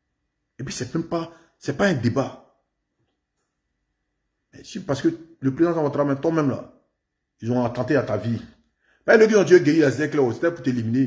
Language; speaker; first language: French; native; French